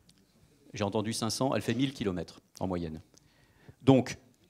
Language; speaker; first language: French; native; French